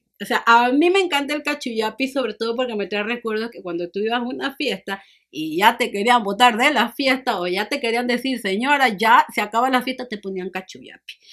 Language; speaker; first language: Spanish; native; Spanish